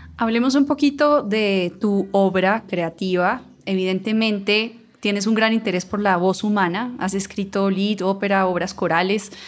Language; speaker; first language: Spanish; native; Spanish